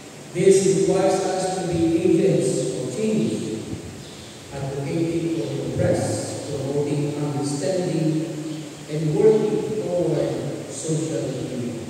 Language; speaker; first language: English; non-native, local second language; Filipino